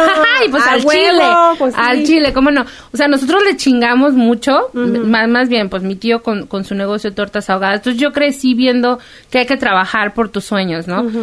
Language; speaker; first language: Spanish; native; Spanish